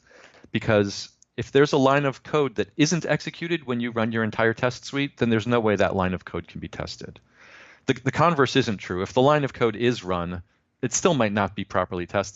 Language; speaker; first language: English; native; English